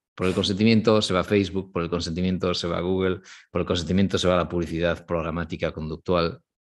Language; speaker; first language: Spanish; native; Spanish